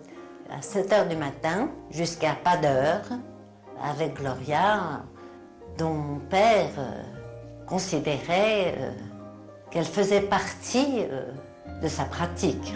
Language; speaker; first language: French; native; French